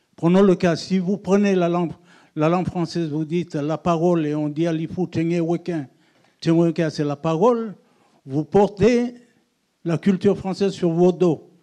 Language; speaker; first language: French; non-native, local second language; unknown